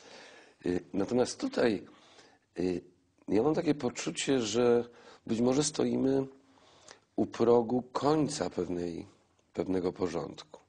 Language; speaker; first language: Polish; native; Polish